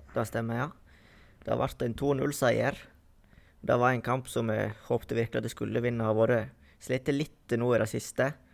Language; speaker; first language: Norwegian; native; Norwegian